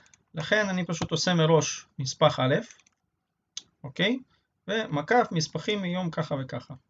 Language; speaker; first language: Hebrew; native; Hebrew